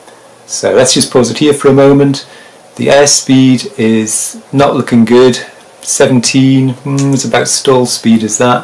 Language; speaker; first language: English; native; English